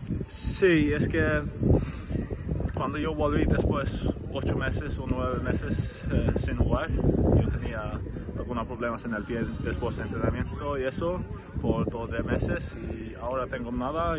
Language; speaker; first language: Spanish; non-native, learner; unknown